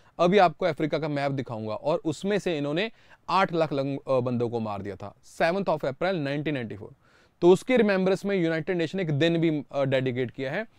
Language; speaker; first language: Hindi; non-native, local second language; Punjabi